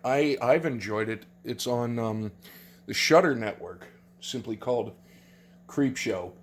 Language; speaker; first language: English; native; English